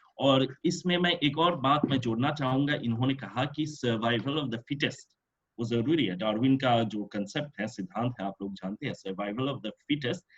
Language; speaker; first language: Hindi; non-native, local second language; French